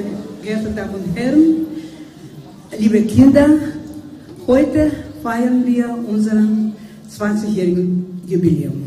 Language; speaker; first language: German; non-native, learner; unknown